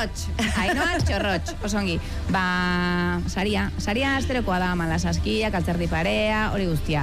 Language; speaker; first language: Basque; native; Basque